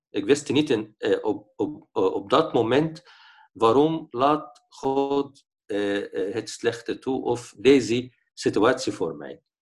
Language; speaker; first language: Dutch; non-native, fluent; Arabic